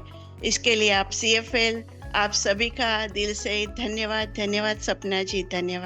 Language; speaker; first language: Hindi; non-native, local second language; Gujarati